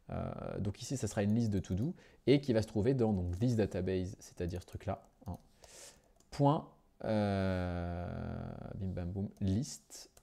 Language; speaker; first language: French; native; French